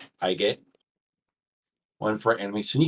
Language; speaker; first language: English; native; English